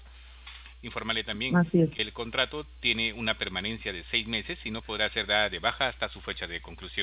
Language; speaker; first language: Spanish; native; Spanish